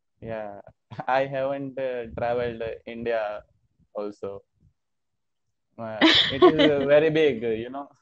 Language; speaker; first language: English; non-native, learner; Hindi